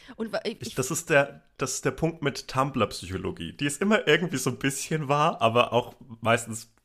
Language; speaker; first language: German; native; German